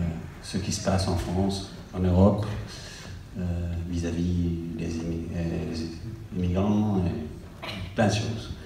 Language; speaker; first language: French; non-native, fluent; English